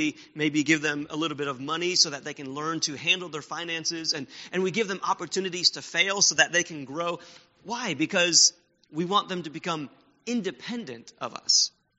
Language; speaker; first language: English; native; English